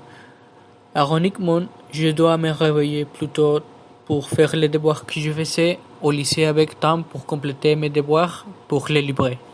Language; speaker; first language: French; non-native, learner; Spanish